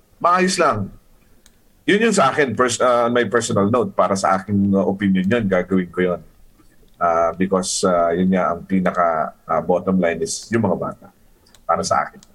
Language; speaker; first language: Filipino; native; Filipino